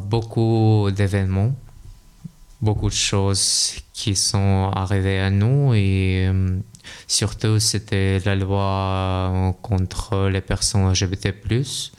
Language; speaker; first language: French; non-native, fluent; Russian